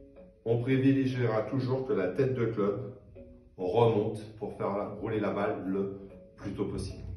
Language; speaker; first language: French; native; French